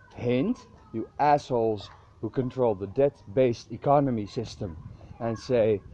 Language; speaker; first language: English; non-native, fluent; Dutch